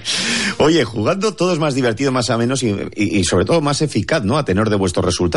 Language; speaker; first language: Spanish; native; Spanish